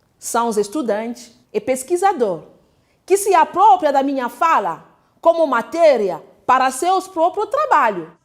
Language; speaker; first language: Portuguese; non-native, fluent; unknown